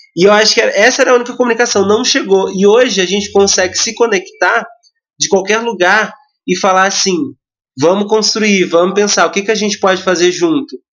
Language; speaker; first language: Portuguese; native; Portuguese